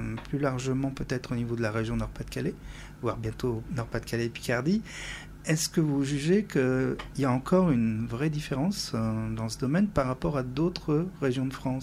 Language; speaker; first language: French; native; French